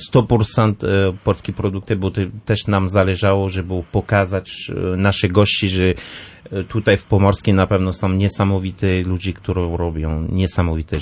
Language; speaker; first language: Polish; non-native, learner; French